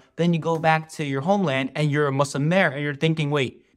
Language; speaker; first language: English; native; English